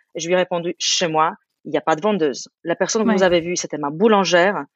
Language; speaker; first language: French; non-native, fluent; Polish